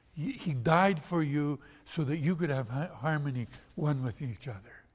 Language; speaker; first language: English; non-native, fluent; Portuguese